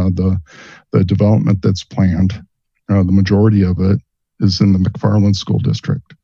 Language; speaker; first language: English; native; English